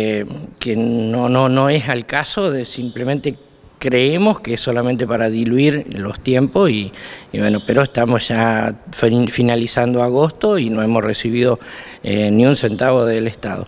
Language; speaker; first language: Spanish; native; Spanish